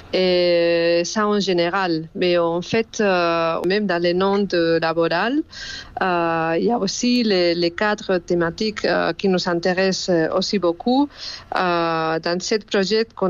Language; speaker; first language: French; non-native, fluent; Spanish